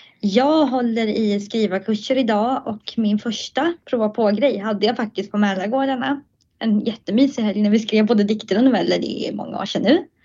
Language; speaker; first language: Swedish; native; Swedish